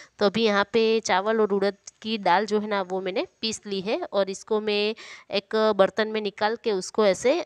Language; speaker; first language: Hindi; non-native, local second language; Gujarati